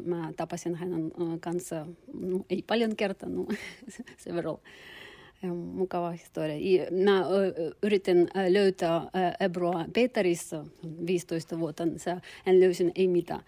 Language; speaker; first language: Finnish; non-native, learner; Turkish